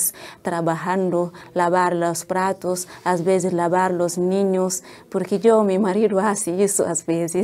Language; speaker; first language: Spanish; non-native, learner; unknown